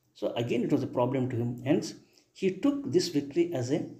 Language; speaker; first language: English; non-native, local second language; Kannada